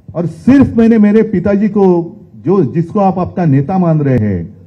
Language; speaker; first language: Hindi; non-native, local second language; Marathi